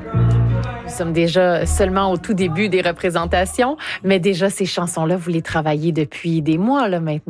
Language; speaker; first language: French; native; French